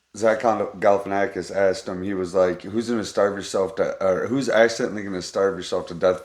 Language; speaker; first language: English; native; English